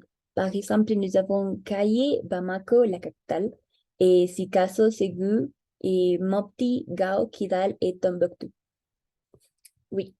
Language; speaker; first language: French; non-native, learner; Spanish